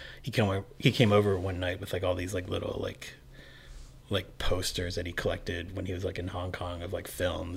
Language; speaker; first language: English; early bilingual, other home language; Cantonese